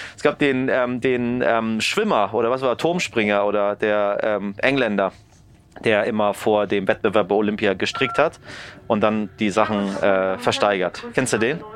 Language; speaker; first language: German; early bilingual, other home language; Persian